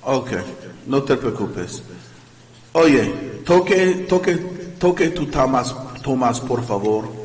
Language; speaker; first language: Spanish; non-native, learner; English